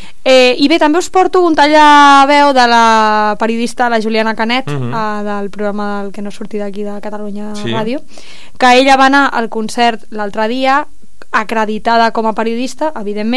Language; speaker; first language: Catalan; native; Catalan